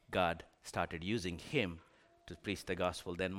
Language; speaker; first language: English; non-native, local second language; Telugu